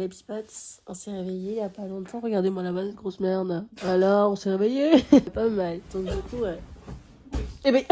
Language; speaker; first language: French; native; French